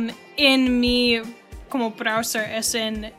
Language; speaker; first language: Spanish; non-native, learner; English